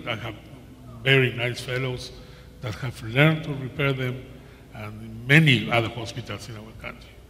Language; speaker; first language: English; non-native, learner; Spanish